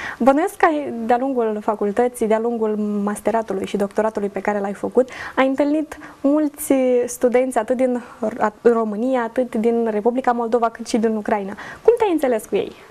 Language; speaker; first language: Romanian; native; Romanian